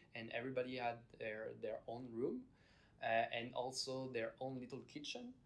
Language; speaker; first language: English; non-native, fluent; French